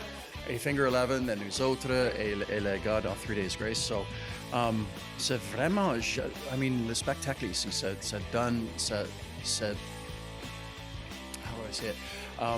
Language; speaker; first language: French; non-native, local second language; English